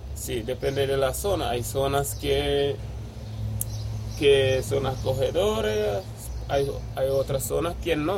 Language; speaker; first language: Spanish; non-native, fluent; Wolof